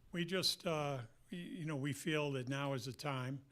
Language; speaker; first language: English; native; English